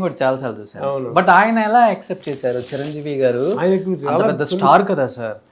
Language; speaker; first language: Telugu; native; Telugu